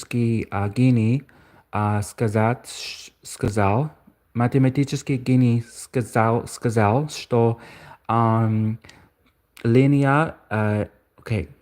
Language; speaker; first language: Russian; non-native, learner; English